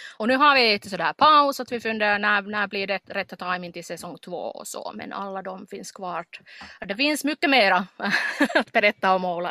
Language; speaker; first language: Swedish; non-native, local second language; Finnish